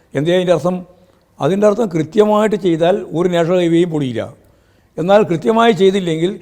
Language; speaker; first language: Malayalam; native; Malayalam